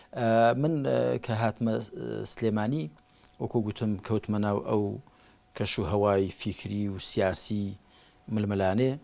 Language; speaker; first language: Central Kurdish; native; Central Kurdish